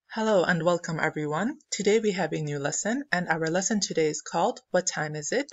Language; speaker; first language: English; non-native, fluent; Arabic